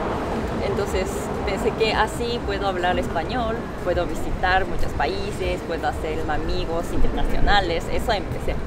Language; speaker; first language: Spanish; non-native, fluent; Japanese